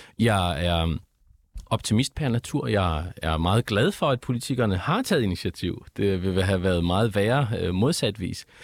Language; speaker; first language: Danish; early bilingual, other home language; Arabic